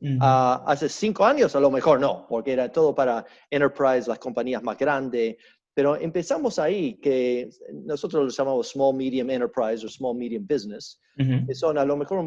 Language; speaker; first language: Spanish; early bilingual, heritage; Spanish